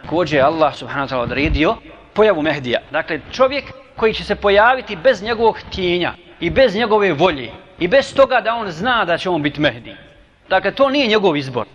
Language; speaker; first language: Bosnian; native; Bosnian